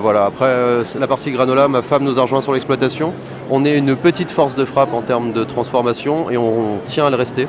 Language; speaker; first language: French; native; French